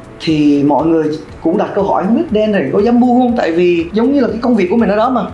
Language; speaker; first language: Vietnamese; early bilingual, heritage; Vietnamese